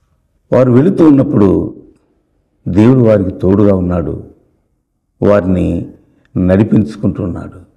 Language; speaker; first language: Telugu; native; Telugu